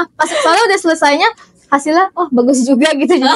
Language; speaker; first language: Indonesian; native; Indonesian